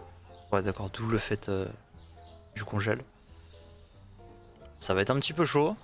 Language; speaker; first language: French; native; French